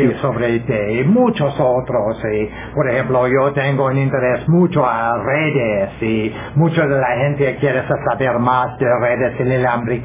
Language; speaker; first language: Spanish; non-native, learner; English